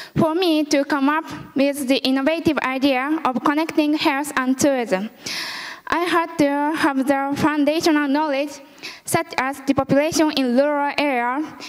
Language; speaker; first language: English; early bilingual, other home language; Japanese